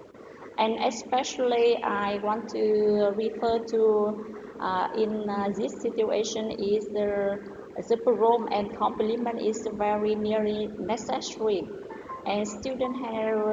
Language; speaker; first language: English; non-native, learner; Vietnamese